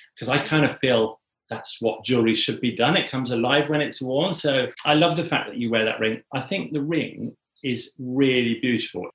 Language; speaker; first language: English; native; English